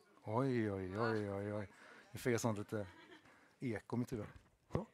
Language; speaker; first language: Swedish; native; Swedish